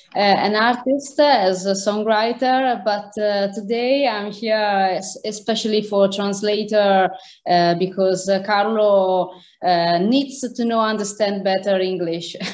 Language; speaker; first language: English; non-native, fluent; Italian